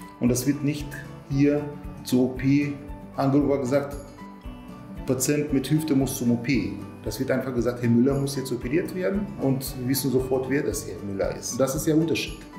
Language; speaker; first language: German; non-native, fluent; Russian